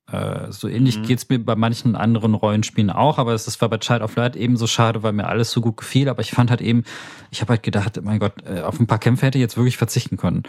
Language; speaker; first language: German; native; German